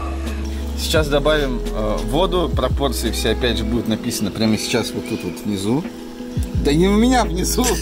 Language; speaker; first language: Russian; native; Russian